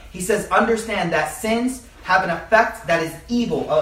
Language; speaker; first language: English; native; English